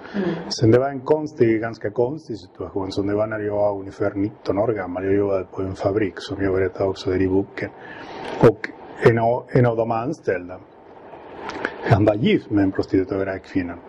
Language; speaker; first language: Swedish; non-native, fluent; Spanish